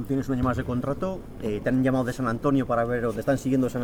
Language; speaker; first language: Spanish; native; Spanish